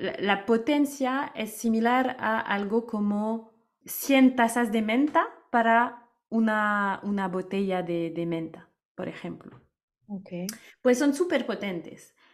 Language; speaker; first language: Spanish; non-native, fluent; French